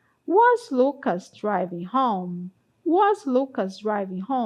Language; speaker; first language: English; non-native, fluent; Portuguese